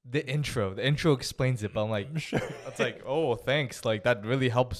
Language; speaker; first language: English; native; English